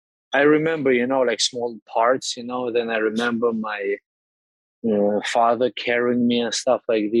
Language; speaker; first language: English; non-native, fluent; Russian